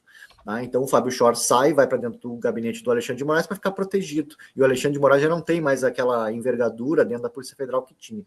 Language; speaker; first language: Portuguese; native; Portuguese